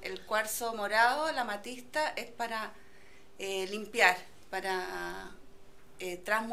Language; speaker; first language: Spanish; native; Spanish